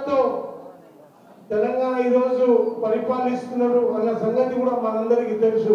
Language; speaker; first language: Telugu; native; Telugu